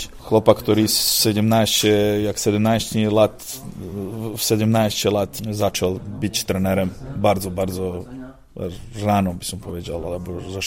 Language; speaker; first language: Polish; non-native, fluent; Serbian